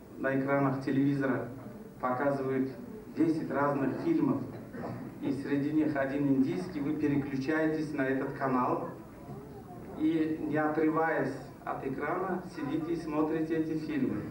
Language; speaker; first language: Russian; non-native, local second language; Tajik